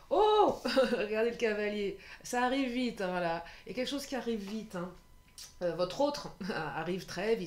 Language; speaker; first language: French; native; French